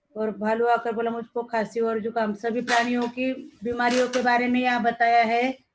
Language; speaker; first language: Hindi; non-native, local second language; Marathi